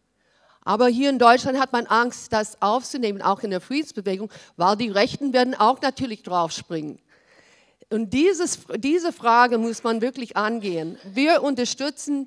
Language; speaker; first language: German; early bilingual, heritage; German